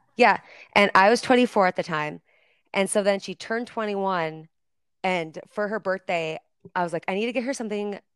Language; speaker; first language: English; native; English